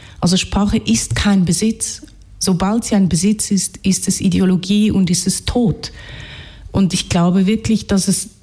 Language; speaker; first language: German; early bilingual, other home language; Hungarian